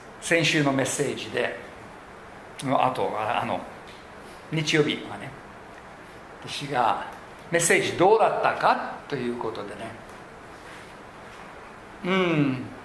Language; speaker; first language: Japanese; non-native, local second language; English